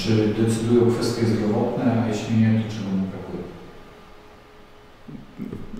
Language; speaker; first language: Polish; native; Polish